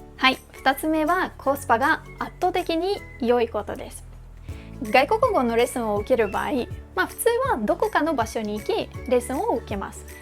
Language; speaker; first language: Japanese; non-native, fluent; Russian